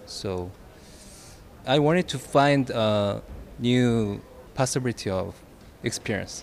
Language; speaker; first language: English; non-native, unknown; Korean